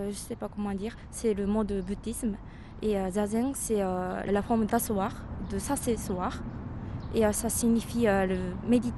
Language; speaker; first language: French; non-native, fluent; Japanese